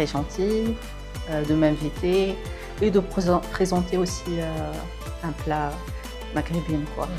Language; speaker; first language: French; non-native, local second language; Arabic